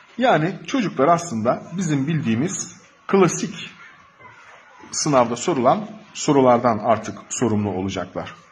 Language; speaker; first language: Turkish; native; Turkish